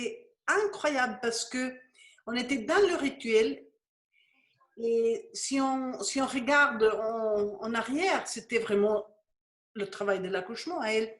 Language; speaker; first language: French; non-native, fluent; Spanish